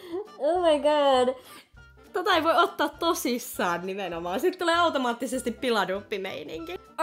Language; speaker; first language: Finnish; native; Finnish